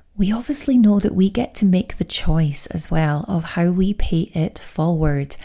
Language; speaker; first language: English; native; English